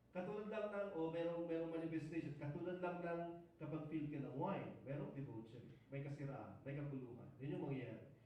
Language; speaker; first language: Filipino; non-native, local second language; Iloko